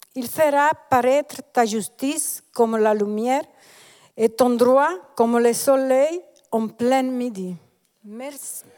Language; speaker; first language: French; non-native, fluent; Spanish